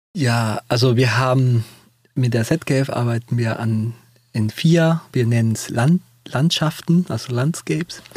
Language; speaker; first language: German; non-native, fluent; Spanish